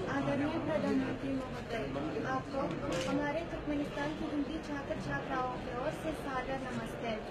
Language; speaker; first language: Hindi; non-native, learner; Turkmen